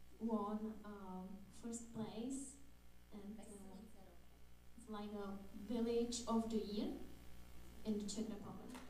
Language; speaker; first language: English; non-native, fluent; Czech